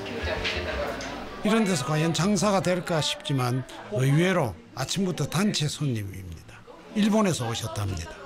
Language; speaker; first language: Korean; native; Korean